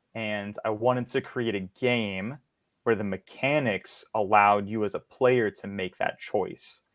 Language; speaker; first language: English; native; English